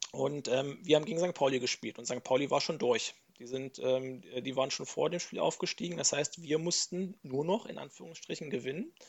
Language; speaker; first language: German; native; German